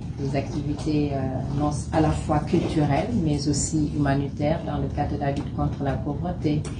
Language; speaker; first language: French; non-native, local second language; Wolof